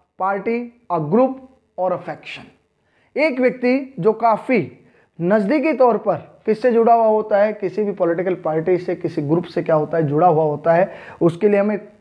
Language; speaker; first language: Hindi; native; Hindi